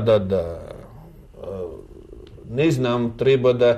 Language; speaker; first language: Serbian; non-native, learner; Russian